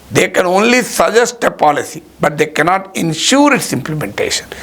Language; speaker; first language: English; non-native, local second language; Telugu